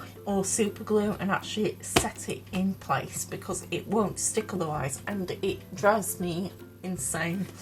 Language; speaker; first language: English; native; English